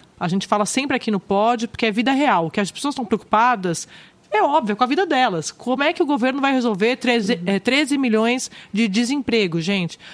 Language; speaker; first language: Portuguese; native; Portuguese